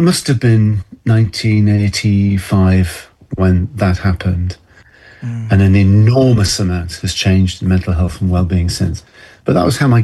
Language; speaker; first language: English; native; English